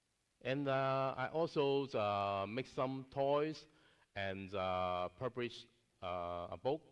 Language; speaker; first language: English; non-native, learner; Cantonese